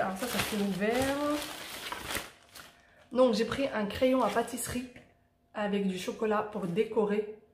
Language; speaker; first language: French; native; French